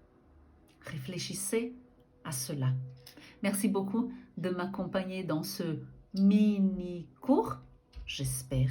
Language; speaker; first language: French; non-native, fluent; Portuguese